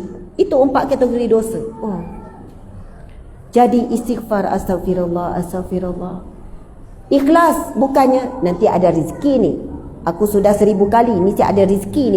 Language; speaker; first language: Malay; native; Malay